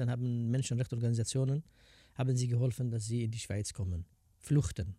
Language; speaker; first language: German; non-native, fluent; Kurdish